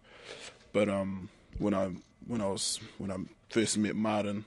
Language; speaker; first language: English; native; English